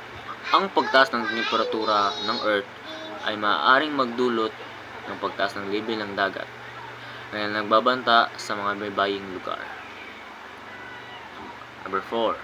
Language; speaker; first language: Filipino; native; Filipino